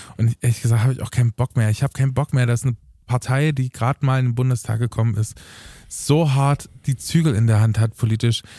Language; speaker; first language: German; early bilingual, other home language; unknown